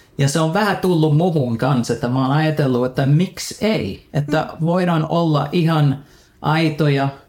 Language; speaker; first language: Finnish; early bilingual, heritage; Finnish